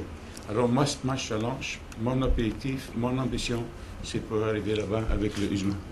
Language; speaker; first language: French; non-native, local second language; Dutch